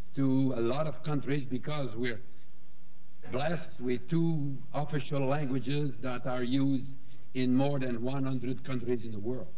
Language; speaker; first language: English; non-native, fluent; French